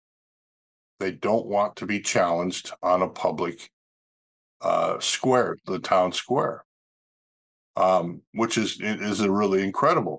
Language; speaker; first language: English; native; English